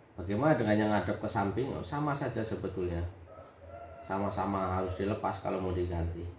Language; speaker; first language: Indonesian; native; Indonesian